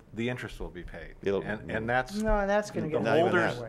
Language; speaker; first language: English; native; English